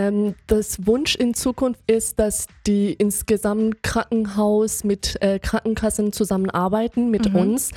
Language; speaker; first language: German; non-native, fluent; Persian